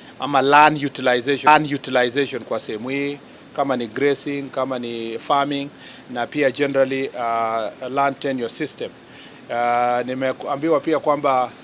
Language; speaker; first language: Swahili; non-native, local second language; Kalenjin